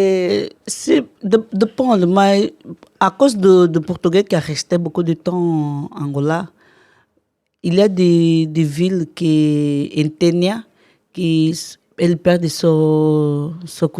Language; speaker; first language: French; non-native, learner; Portuguese